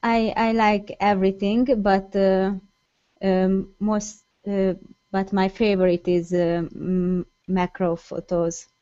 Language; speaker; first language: English; non-native, learner; Hungarian